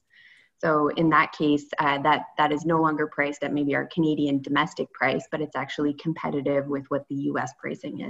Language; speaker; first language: English; native; English